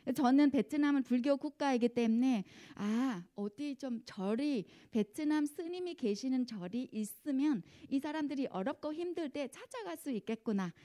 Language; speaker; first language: Korean; non-native, fluent; Vietnamese